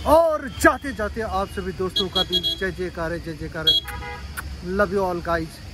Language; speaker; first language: Hindi; native; Hindi